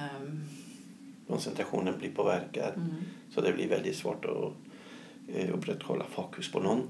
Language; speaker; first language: Swedish; non-native, fluent; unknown